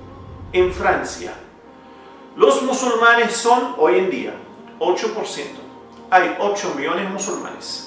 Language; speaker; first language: Spanish; non-native, fluent; Arabic